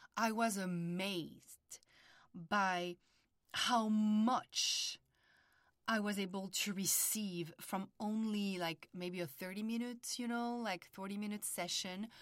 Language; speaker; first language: English; non-native, fluent; French